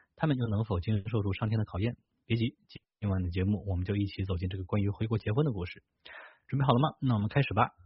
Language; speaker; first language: Chinese; native; Chinese